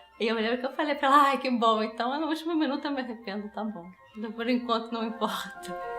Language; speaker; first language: Portuguese; early bilingual, other home language; Spanish